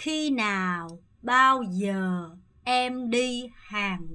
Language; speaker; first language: Vietnamese; non-native, fluent; Korean